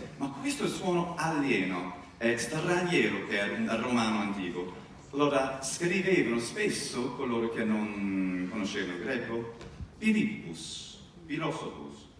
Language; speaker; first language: Italian; non-native, fluent; English